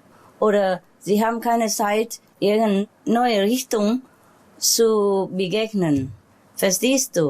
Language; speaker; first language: German; non-native, learner; Vietnamese